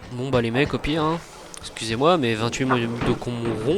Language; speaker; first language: French; native; French